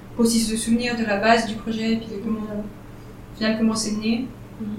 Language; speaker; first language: French; native; French